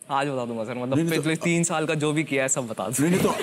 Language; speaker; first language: Hindi; native; Hindi